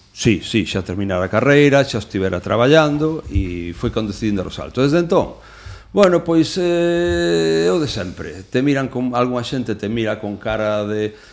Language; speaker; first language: Galician; non-native, local second language; Spanish